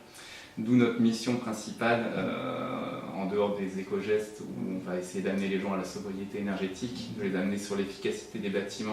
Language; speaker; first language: French; native; French